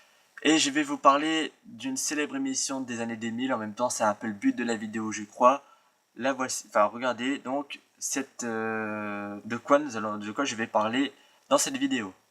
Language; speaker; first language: French; native; French